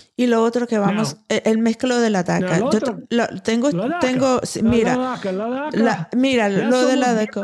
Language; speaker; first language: Spanish; early bilingual, heritage; Spanish